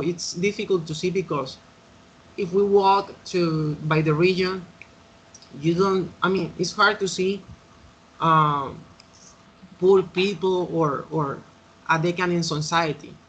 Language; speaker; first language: English; non-native, fluent; Spanish